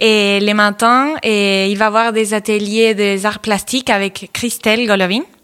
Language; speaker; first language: French; non-native, fluent; Spanish